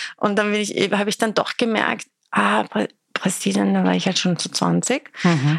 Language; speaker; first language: German; early bilingual, other home language; Persian